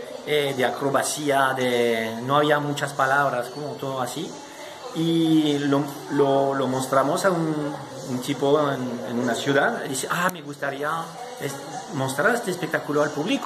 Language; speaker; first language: Spanish; non-native, fluent; French